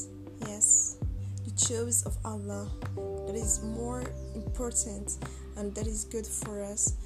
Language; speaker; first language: English; non-native, learner; Arabic